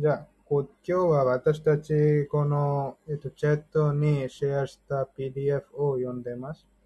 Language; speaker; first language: Japanese; non-native, learner; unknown